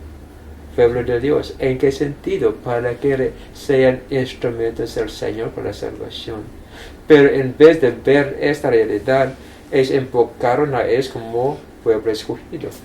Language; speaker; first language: Spanish; non-native, fluent; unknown